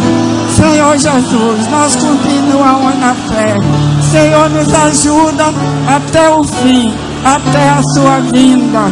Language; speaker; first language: Portuguese; early bilingual, other home language; Swedish